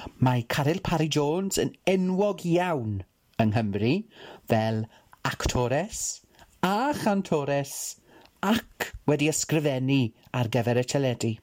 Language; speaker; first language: Welsh; non-native, fluent; English